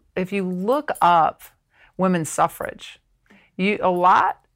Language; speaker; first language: English; native; English